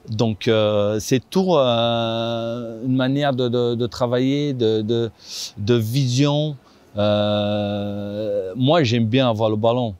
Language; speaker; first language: French; non-native, fluent; Portuguese